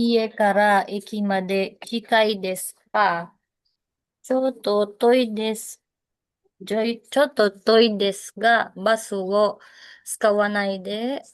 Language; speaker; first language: Japanese; non-native, learner; Filipino